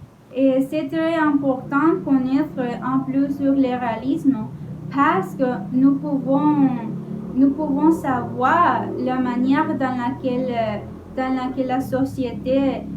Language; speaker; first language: French; non-native, learner; Spanish